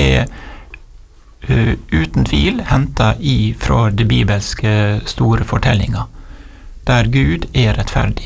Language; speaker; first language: Norwegian; native; Norwegian